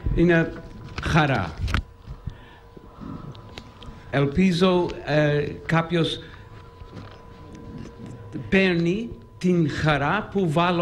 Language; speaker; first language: Greek; non-native, learner; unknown